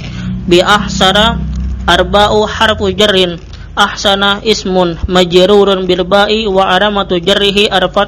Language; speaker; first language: Arabic; non-native, learner; Indonesian